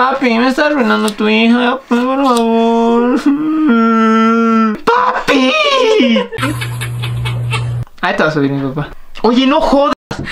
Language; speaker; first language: Spanish; native; Spanish